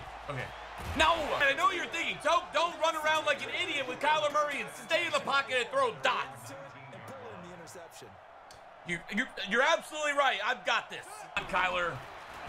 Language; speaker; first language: English; native; English